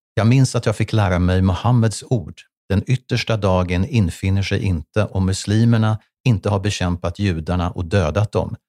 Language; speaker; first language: Swedish; native; Swedish